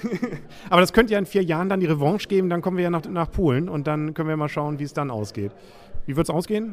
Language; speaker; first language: German; native; German